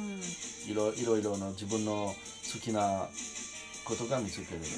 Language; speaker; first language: Japanese; non-native, learner; French